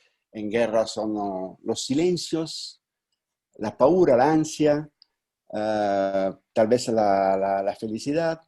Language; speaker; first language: Spanish; non-native, fluent; Italian